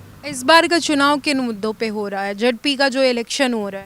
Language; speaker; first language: Hindi; native; Hindi